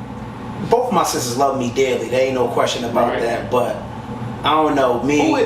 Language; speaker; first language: English; native; English